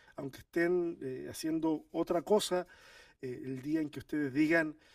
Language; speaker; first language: Spanish; native; Spanish